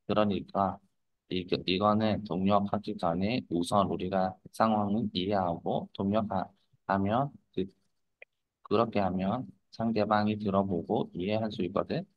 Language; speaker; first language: Korean; non-native, fluent; Vietnamese